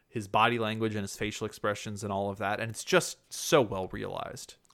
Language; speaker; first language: English; early bilingual, other home language; German